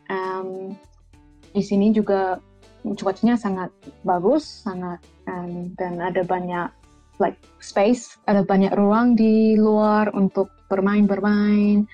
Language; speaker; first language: Indonesian; early bilingual, heritage; Indonesian